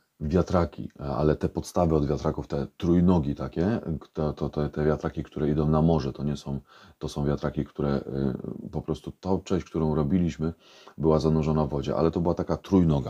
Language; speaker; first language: Polish; native; Polish